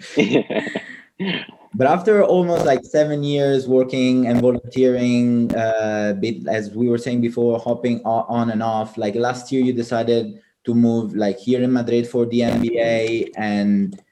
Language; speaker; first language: English; non-native, fluent; Italian